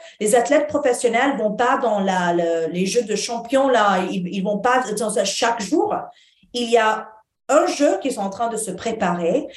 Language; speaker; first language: French; non-native, fluent; Arabic